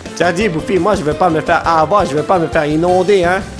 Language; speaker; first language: French; native; French